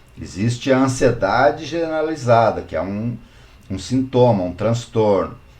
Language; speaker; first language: Portuguese; native; Portuguese